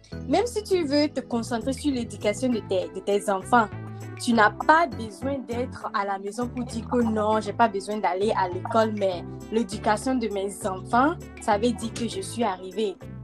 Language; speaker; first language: French; early bilingual, heritage; French